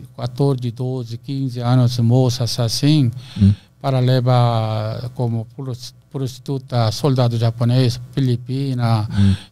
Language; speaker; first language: Portuguese; non-native, learner; Korean